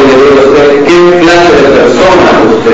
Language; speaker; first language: Spanish; native; Spanish